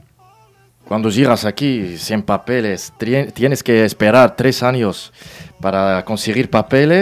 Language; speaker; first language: Spanish; non-native, learner; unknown